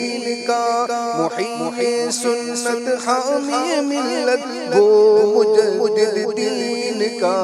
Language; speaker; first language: Urdu; native; Urdu